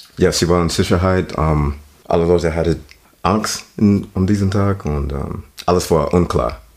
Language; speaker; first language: German; non-native, learner; English